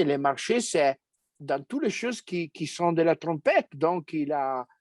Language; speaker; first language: French; non-native, fluent; Italian